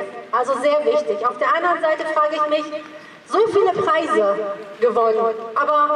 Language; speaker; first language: German; early bilingual, other home language; Persian